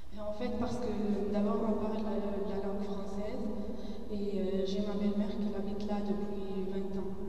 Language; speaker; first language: French; non-native, learner; Arabic